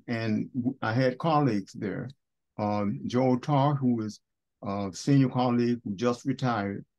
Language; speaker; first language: English; native; English